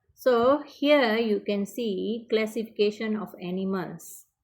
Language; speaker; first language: English; non-native, local second language; Malay